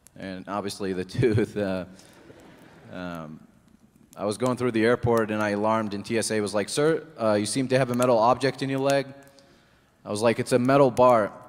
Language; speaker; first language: English; non-native, fluent; Arabic